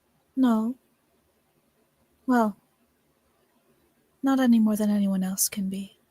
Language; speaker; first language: English; native; English